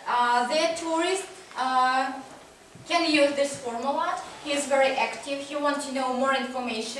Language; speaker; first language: English; non-native, fluent; Russian